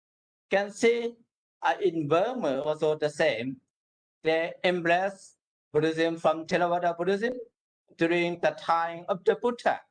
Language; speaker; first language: English; non-native, learner; Burmese